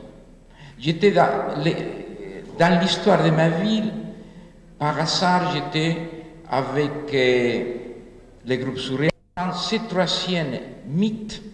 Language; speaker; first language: French; non-native, fluent; Spanish